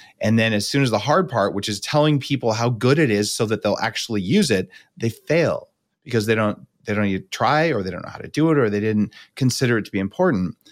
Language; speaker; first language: English; native; English